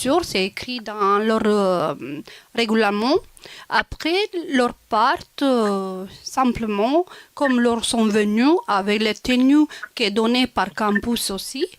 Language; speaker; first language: French; non-native, local second language; Romanian